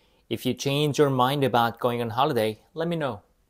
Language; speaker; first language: English; non-native, fluent; Korean